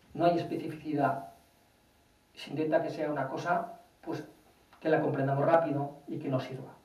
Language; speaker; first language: Spanish; native; Spanish